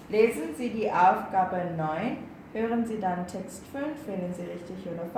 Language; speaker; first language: German; non-native, learner; Korean